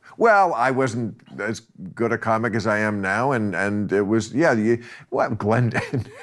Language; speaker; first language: English; native; English